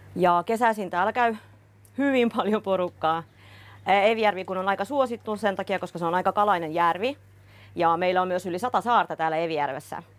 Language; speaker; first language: Finnish; early bilingual, other home language; Russian